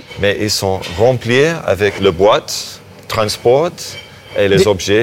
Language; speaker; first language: French; non-native, learner; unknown